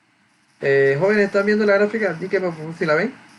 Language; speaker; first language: Spanish; native; Spanish